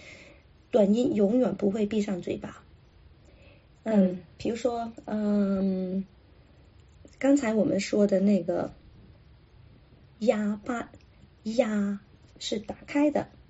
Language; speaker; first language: Chinese; non-native, local second language; Cantonese